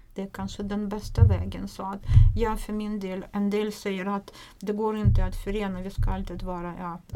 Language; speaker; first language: Swedish; non-native, fluent; Russian